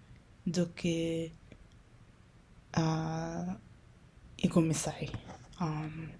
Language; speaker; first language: Portuguese; non-native, learner; Min Nan Chinese